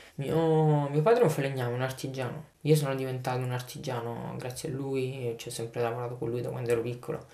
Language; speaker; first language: Italian; native; Italian